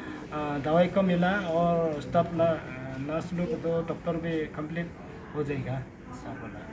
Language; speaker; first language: Hindi; non-native, local second language; Khasi